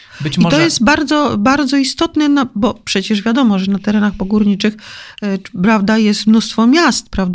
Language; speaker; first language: Polish; native; Polish